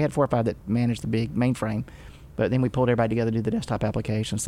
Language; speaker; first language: English; native; English